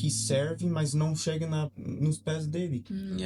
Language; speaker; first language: Portuguese; early bilingual, heritage; Portuguese